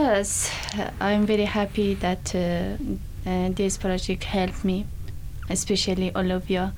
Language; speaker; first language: English; non-native, learner; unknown